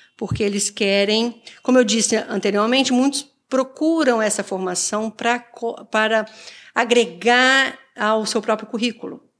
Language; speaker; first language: Portuguese; native; Portuguese